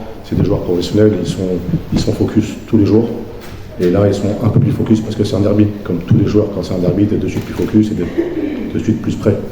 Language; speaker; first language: French; native; French